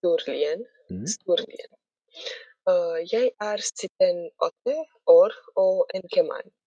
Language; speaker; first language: Norwegian; non-native, learner; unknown